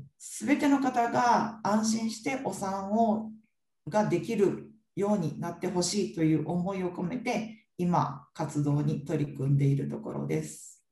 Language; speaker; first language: Japanese; native; Japanese